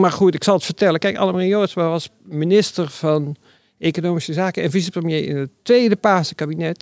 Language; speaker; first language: Dutch; native; Dutch